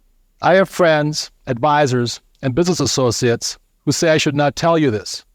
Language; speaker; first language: English; native; English